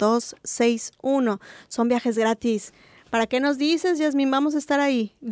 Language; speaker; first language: Spanish; native; Spanish